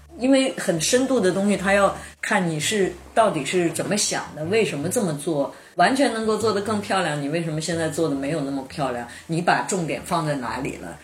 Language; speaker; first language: Chinese; native; Chinese